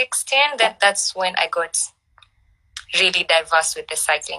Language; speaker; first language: English; non-native, local second language; Swahili